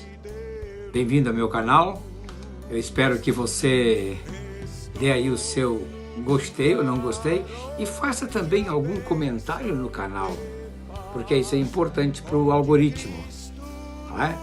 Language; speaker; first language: Portuguese; native; Portuguese